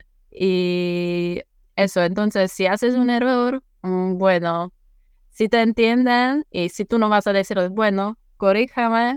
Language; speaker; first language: Spanish; non-native, fluent; Czech